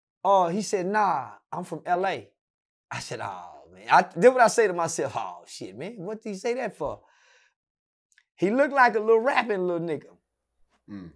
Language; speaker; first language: English; native; English